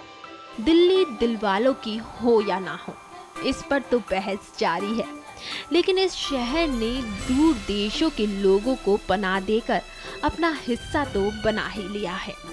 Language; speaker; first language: Hindi; native; Hindi